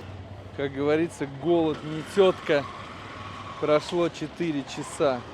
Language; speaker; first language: Russian; native; Russian